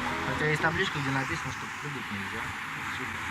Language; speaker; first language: Russian; native; Russian